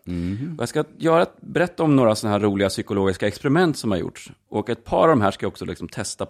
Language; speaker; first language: Swedish; native; Swedish